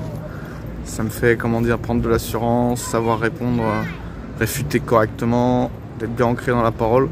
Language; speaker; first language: French; native; French